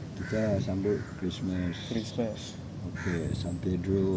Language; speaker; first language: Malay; non-native, local second language; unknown